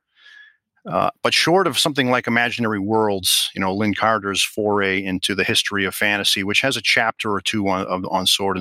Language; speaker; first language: English; native; English